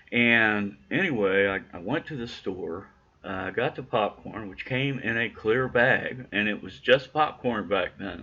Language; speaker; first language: English; native; English